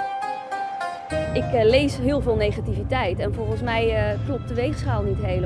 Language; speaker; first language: Dutch; early bilingual, other home language; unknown